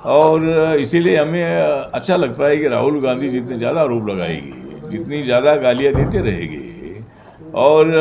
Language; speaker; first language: Hindi; non-native, local second language; Marathi